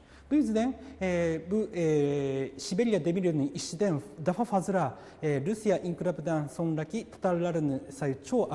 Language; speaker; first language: Turkish; non-native, fluent; Japanese